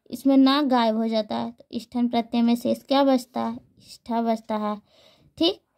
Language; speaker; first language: Hindi; native; Hindi